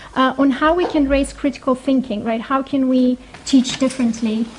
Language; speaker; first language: English; non-native, fluent; Greek